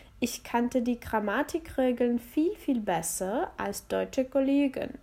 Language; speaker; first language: German; non-native, fluent; Czech